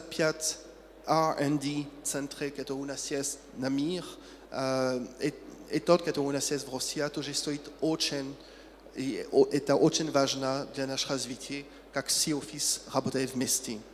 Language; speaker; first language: Russian; non-native, learner; French